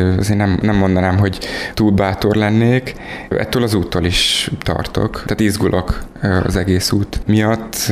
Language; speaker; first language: Hungarian; early bilingual, heritage; Hungarian